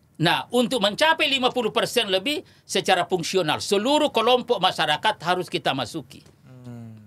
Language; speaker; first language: Indonesian; non-native, local second language; Buginese